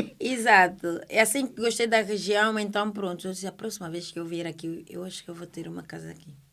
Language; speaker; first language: Portuguese; native; Portuguese